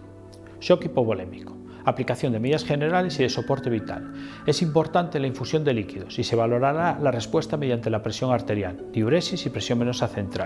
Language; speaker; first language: Spanish; native; Spanish